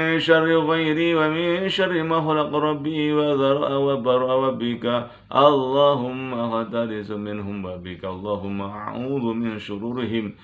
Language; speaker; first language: Arabic; non-native, fluent; Indonesian